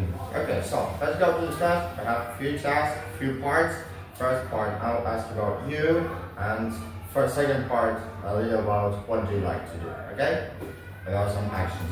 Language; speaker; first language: English; non-native, learner; Vietnamese